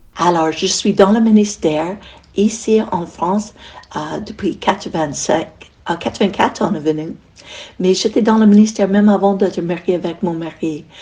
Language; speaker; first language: French; non-native, fluent; English